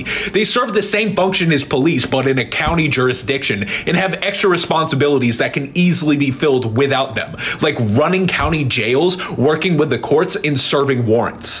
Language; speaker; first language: English; native; English